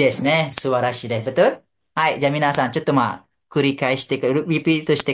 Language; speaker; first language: Japanese; non-native, fluent; Malay